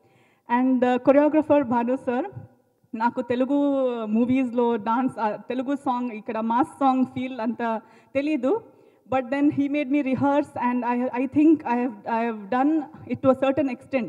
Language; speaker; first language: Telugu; non-native, learner; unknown